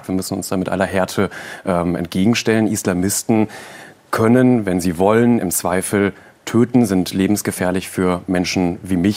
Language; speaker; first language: German; native; German